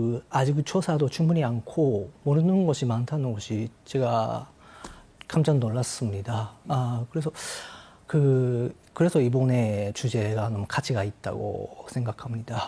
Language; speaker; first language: Korean; non-native, fluent; Japanese